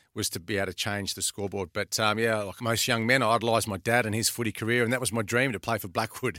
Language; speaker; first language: English; native; English